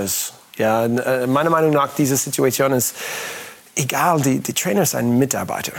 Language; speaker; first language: German; non-native, learner; English